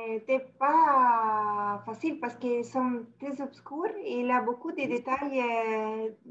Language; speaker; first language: French; non-native, fluent; Italian